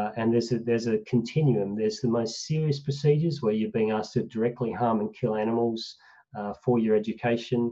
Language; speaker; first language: English; native; English